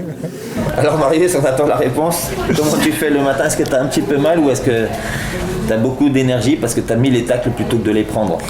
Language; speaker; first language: French; native; French